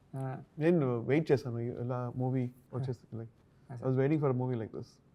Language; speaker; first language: Telugu; non-native, learner; Tamil